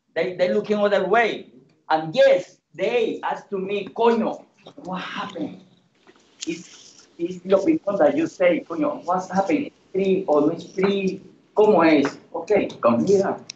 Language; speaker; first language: English; non-native, learner; Spanish